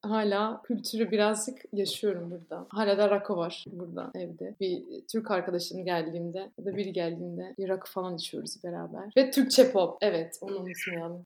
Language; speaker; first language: Turkish; non-native, fluent; Dutch